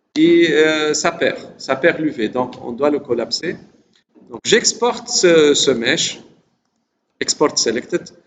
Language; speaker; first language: French; non-native, local second language; Arabic